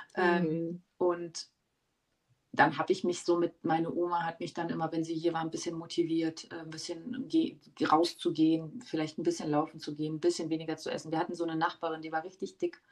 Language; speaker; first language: German; early bilingual, other home language; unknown